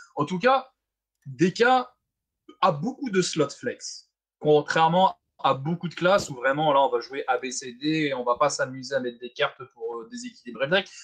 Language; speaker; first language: French; native; French